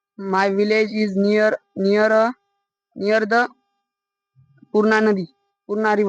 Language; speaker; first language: English; non-native, learner; Marathi